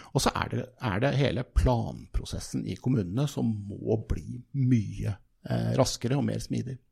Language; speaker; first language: Norwegian; native; Norwegian